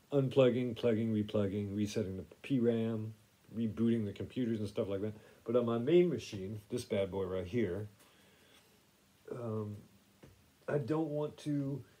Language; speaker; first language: English; native; English